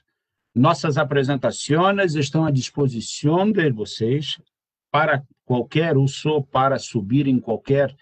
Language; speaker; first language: Spanish; non-native, learner; Portuguese